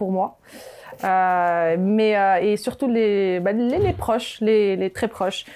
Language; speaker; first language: French; non-native, local second language; Arabic